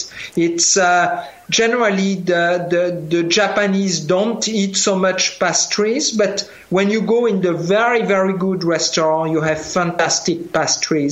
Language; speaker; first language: English; non-native, fluent; French